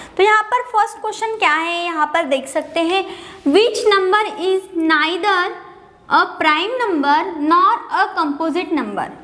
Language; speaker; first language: Hindi; non-native, local second language; Marathi